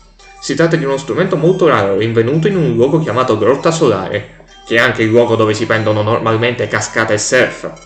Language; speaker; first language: Italian; native; Italian